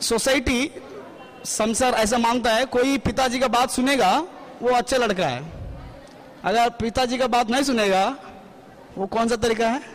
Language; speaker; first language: Hindi; non-native, fluent; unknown